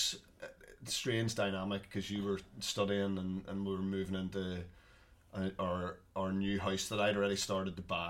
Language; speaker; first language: English; native; English